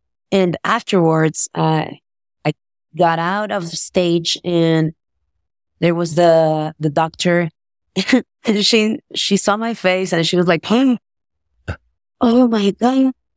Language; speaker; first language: English; non-native, fluent; Spanish